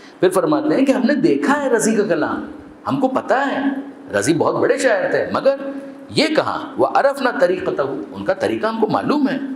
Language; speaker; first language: Urdu; non-native, local second language; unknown